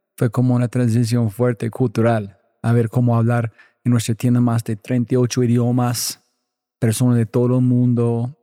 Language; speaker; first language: Spanish; non-native, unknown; English